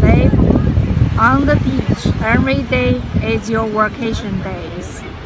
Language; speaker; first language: English; non-native, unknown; Chinese